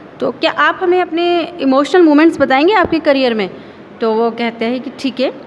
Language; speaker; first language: Hindi; native; Hindi